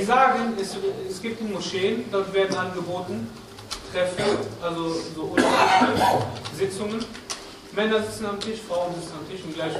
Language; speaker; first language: German; non-native, learner; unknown